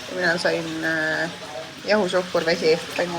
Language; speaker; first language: Estonian; native; Estonian